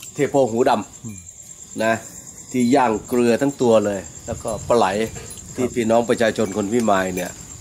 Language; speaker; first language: Thai; native; Thai